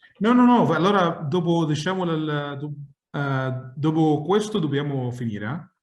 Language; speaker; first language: Italian; non-native, fluent; Arabic